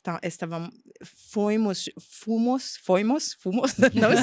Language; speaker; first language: Portuguese; non-native, fluent; Italian